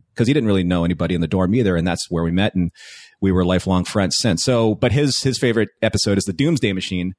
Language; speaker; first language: English; native; English